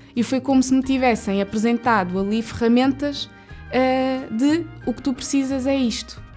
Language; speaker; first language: Portuguese; early bilingual, other home language; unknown